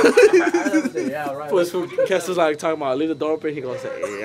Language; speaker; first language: English; early bilingual, other home language; Spanish